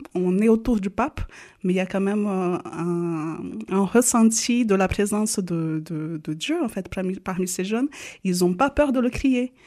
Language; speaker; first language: French; non-native, fluent; Portuguese